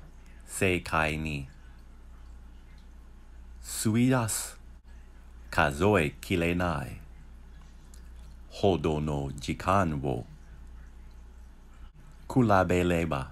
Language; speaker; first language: Japanese; non-native, learner; English